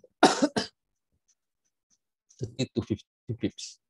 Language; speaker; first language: English; non-native, local second language; Malay